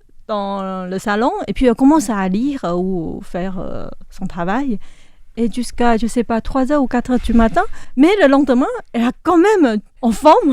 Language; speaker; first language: French; non-native, fluent; Chinese